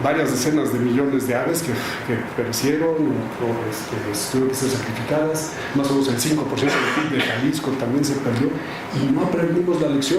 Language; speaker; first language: Spanish; native; Spanish